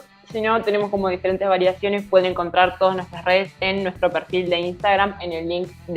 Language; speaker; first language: Spanish; native; Spanish